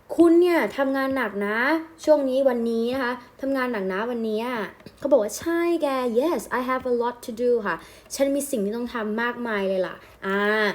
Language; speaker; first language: Thai; native; Thai